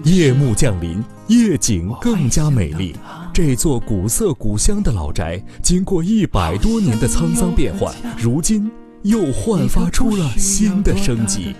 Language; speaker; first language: Chinese; native; Chinese